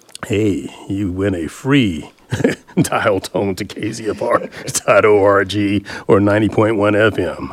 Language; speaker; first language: English; native; English